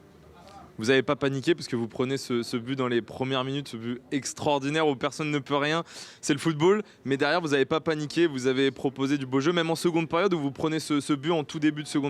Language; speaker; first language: French; native; French